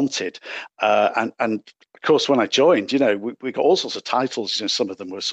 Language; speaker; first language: English; native; English